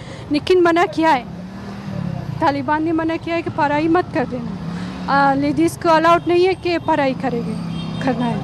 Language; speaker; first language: Hindi; non-native, learner; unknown